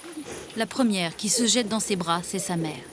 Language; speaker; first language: French; native; French